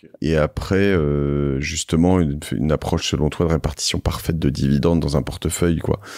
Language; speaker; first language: French; native; French